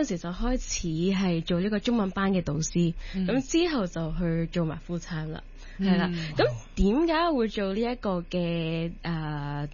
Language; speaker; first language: Cantonese; early bilingual, other home language; Punjabi